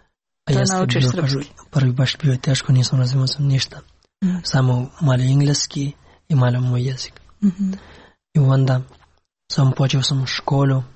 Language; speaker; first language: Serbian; non-native, learner; Pashto